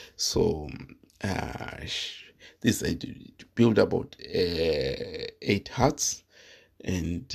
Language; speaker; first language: English; non-native, local second language; Shona